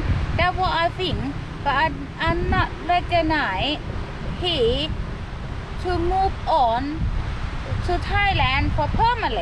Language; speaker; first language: English; non-native, learner; Thai